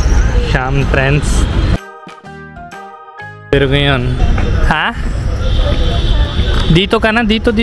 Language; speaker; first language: Filipino; non-native, learner; Hindi